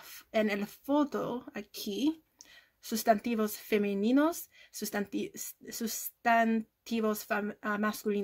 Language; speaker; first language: Spanish; non-native, learner; English